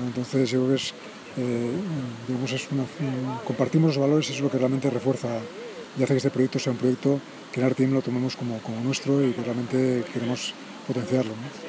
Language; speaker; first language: Spanish; native; Spanish